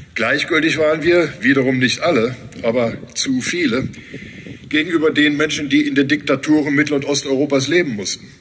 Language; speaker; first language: German; native; German